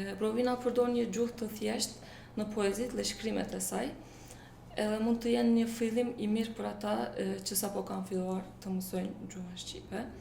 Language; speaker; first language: Albanian; non-native, local second language; Turkish